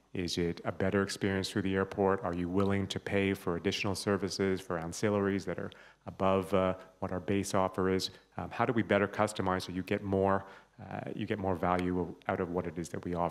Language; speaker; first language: English; native; English